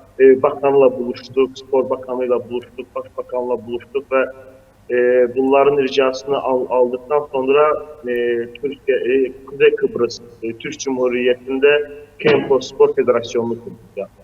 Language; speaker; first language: Turkish; non-native, fluent; Azerbaijani